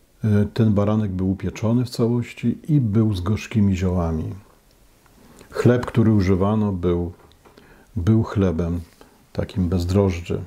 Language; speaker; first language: Polish; native; Polish